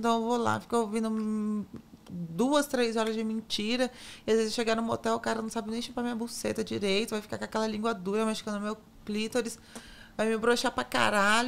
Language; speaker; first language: Portuguese; native; Portuguese